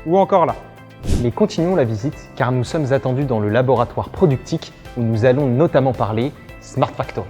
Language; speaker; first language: French; native; French